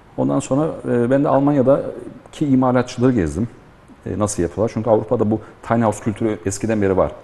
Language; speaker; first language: Turkish; early bilingual, heritage; Turkish